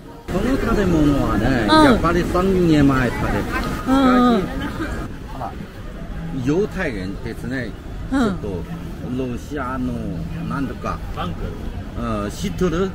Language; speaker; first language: Japanese; non-native, learner; Chinese